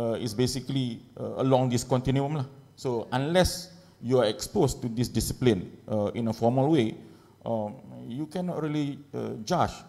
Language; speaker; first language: English; non-native, local second language; Malay